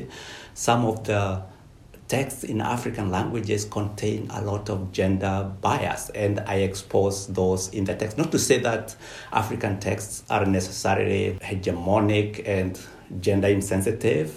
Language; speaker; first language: English; non-native, local second language; Kikuyu